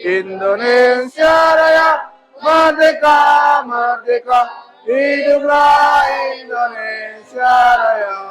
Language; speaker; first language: Indonesian; native; Indonesian